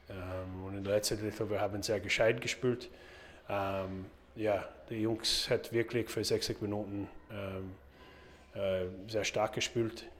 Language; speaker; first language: German; non-native, learner; English